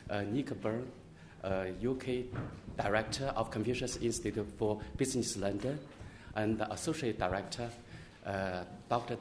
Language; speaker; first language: English; non-native, fluent; Chinese